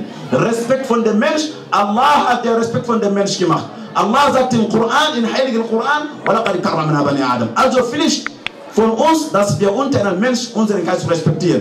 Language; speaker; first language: German; non-native, learner; Fula